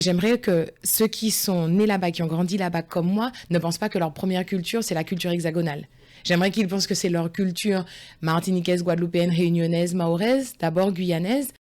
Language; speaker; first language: French; early bilingual, other home language; Guadeloupean Creole French